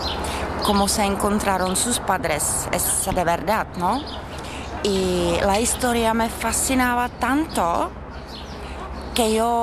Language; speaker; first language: Spanish; non-native, fluent; Czech